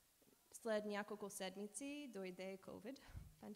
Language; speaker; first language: Bulgarian; non-native, learner; English